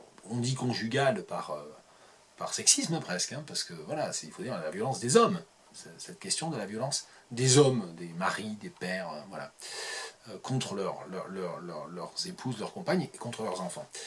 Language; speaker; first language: French; native; French